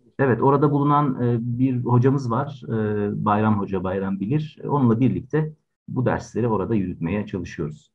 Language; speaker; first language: Turkish; native; Turkish